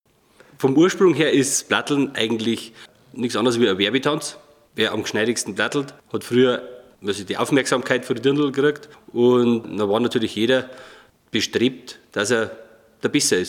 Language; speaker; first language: German; native; German